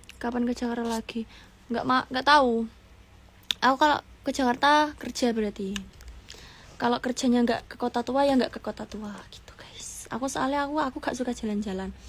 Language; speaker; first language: Indonesian; non-native, local second language; Javanese